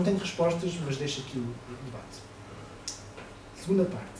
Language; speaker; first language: Portuguese; native; Portuguese